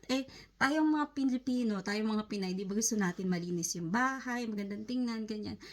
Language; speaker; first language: Filipino; native; Filipino